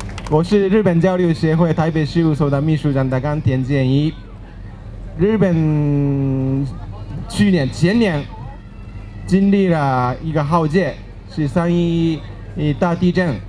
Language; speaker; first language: Chinese; non-native, fluent; Japanese